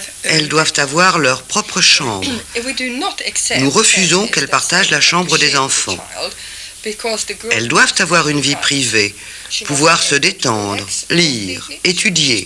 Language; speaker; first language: French; native; French